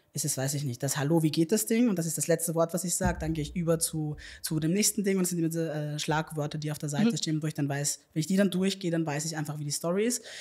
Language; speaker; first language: German; native; German